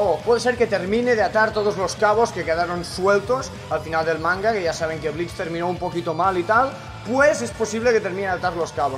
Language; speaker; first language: Spanish; native; Spanish